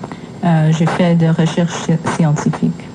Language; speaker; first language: French; non-native, fluent; English